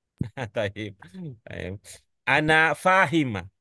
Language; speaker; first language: Arabic; non-native, learner; Indonesian